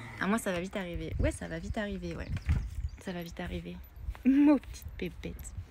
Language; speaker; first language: French; native; French